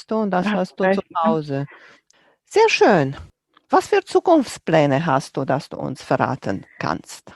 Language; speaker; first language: German; non-native, fluent; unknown